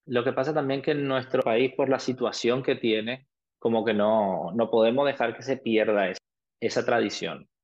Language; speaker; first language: Spanish; early bilingual, other home language; Arabic